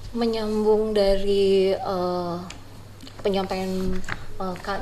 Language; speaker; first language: Indonesian; native; Indonesian